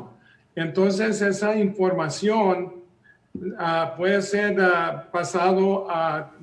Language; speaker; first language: Spanish; early bilingual, heritage; Spanish